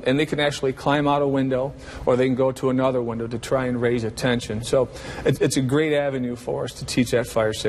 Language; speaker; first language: English; native; English